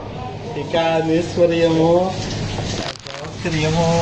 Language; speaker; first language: Greek; non-native, learner; Filipino